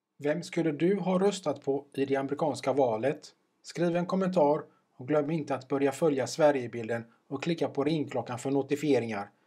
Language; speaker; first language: Swedish; native; Swedish